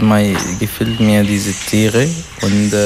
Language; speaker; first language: German; non-native, learner; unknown